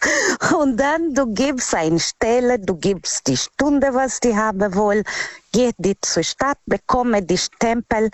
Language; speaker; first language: German; non-native, learner; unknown